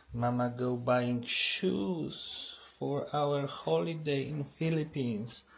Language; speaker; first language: English; non-native, learner; Polish